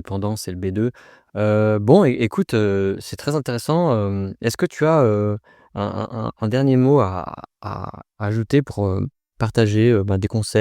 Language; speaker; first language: French; native; French